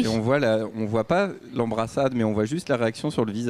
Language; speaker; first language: French; native; French